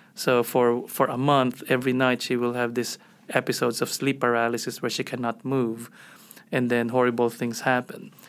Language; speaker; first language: English; non-native, local second language; Filipino